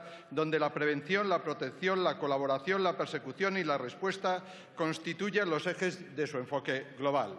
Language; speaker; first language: Spanish; native; Spanish